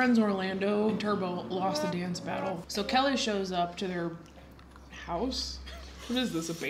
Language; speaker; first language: English; native; English